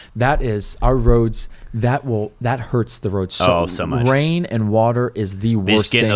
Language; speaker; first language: English; native; English